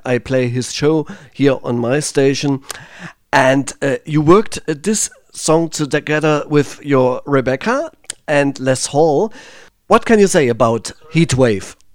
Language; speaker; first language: English; non-native, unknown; German